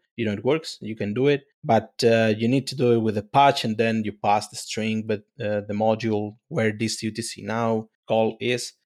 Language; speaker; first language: English; non-native, fluent; Spanish